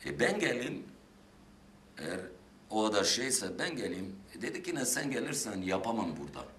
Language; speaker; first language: Turkish; non-native, fluent; Armenian